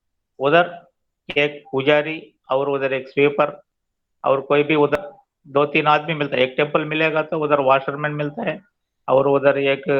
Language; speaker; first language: Hindi; non-native, local second language; Telugu